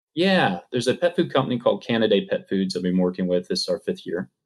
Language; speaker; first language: English; native; English